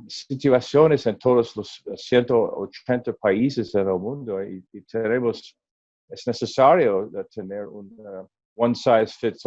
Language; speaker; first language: Spanish; non-native, learner; English